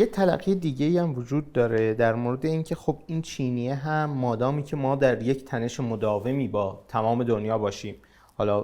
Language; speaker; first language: Persian; native; Persian